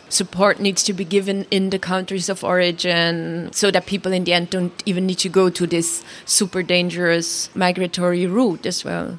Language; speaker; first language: English; non-native, fluent; German